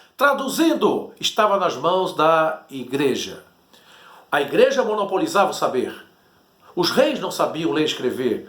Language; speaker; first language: Portuguese; native; Portuguese